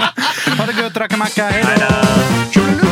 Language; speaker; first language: Swedish; native; Swedish